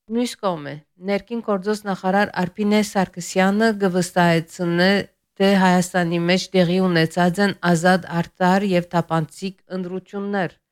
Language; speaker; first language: Armenian; early bilingual, heritage; Armenian